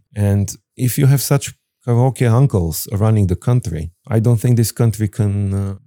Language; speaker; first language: English; non-native, fluent; Bulgarian